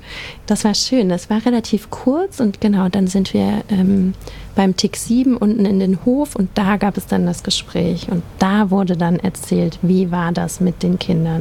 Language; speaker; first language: German; native; German